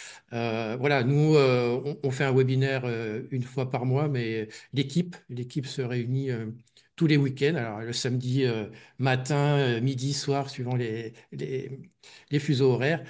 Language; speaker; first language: French; native; French